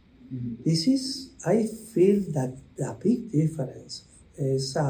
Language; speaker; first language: English; non-native, learner; Spanish